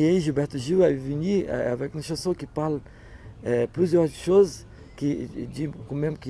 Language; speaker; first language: French; non-native, learner; Portuguese